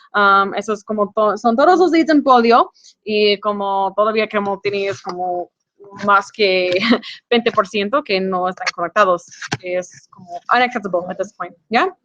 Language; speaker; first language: Spanish; non-native, fluent; English